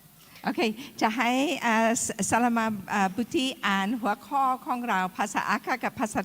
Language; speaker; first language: Thai; non-native, fluent; English